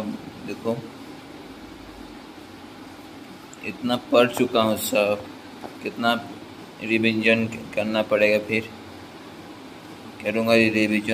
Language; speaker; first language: Hindi; non-native, local second language; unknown